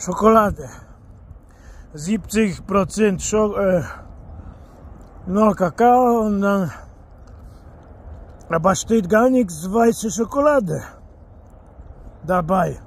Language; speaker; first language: German; non-native, learner; Polish